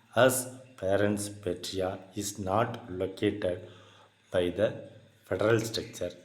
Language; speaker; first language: English; non-native, local second language; Tamil